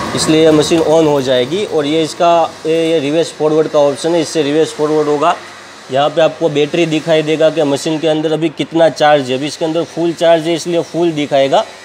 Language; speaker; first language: Hindi; non-native, local second language; Gujarati